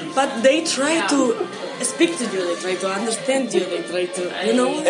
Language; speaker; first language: English; non-native, fluent; Spanish